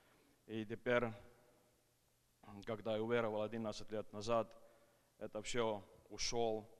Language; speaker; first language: Russian; non-native, fluent; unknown